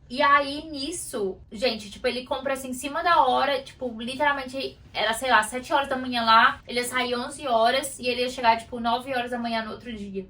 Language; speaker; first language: Portuguese; native; Portuguese